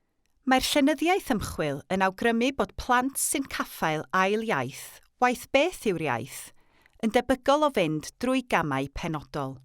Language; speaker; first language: Welsh; native; Welsh